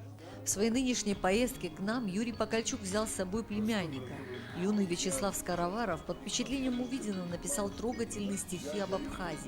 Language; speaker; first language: Russian; native; Russian